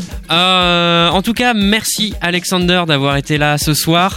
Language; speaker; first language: French; native; French